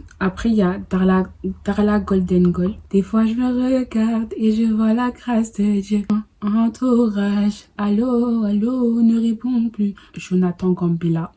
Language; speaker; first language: French; early bilingual, other home language; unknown